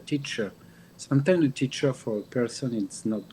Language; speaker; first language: English; non-native, learner; French